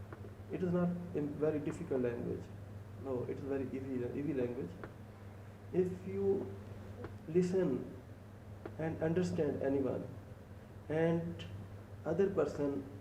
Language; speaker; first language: English; non-native, learner; Urdu